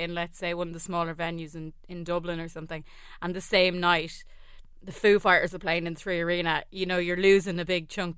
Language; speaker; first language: English; native; English